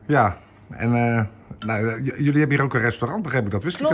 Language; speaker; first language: Dutch; native; Dutch